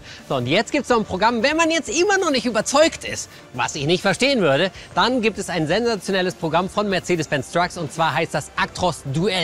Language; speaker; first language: German; native; German